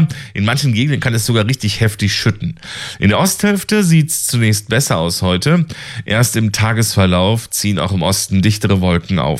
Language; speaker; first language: German; native; German